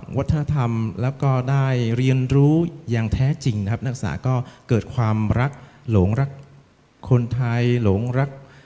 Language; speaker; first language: Thai; non-native, fluent; Vietnamese